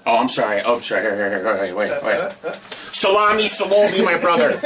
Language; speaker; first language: English; native; English